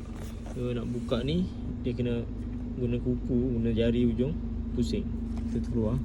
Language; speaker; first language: Malay; native; Malay